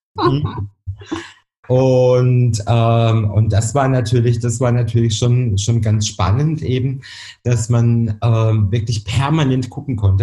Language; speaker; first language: German; native; German